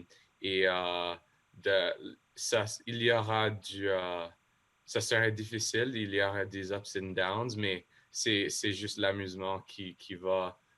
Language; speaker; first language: French; non-native, local second language; English